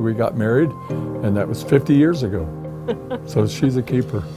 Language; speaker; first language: English; native; English